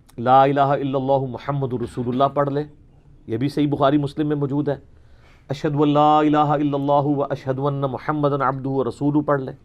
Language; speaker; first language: Urdu; non-native, local second language; Punjabi